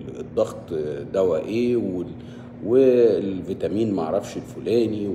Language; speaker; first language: Arabic; native; Arabic